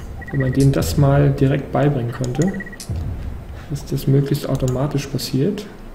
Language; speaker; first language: German; native; German